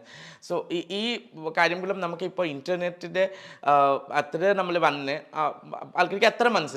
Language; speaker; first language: Malayalam; non-native, local second language; Assamese